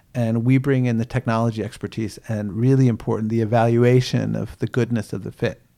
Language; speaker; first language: English; native; English